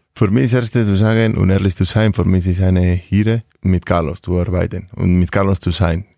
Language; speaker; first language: German; non-native, learner; Spanish